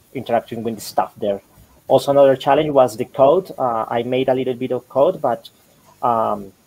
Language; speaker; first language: English; non-native, fluent; Spanish